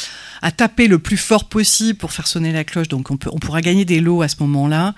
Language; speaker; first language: French; native; French